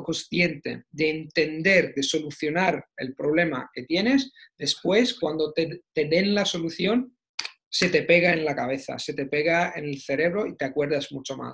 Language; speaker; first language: Spanish; non-native, fluent; Italian